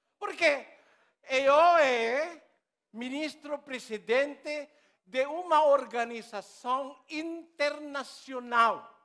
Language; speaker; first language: Portuguese; non-native, learner; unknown